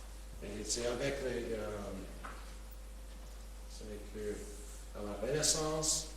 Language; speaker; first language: French; non-native, fluent; English